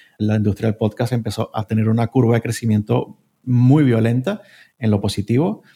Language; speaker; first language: Spanish; native; Spanish